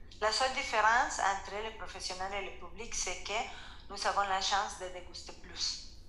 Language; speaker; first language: French; non-native, fluent; Spanish